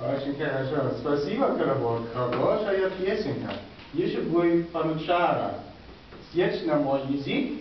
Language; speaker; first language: Russian; non-native, learner; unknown